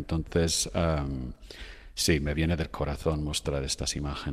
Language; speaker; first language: Spanish; non-native, fluent; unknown